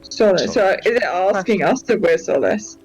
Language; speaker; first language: English; native; English